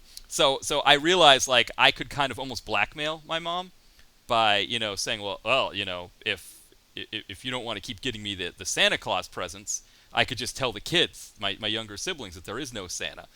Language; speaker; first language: English; native; English